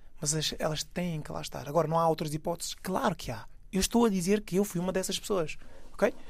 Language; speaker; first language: Portuguese; early bilingual, other home language; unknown